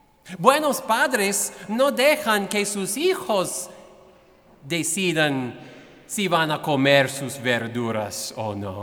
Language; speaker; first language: Spanish; non-native, fluent; English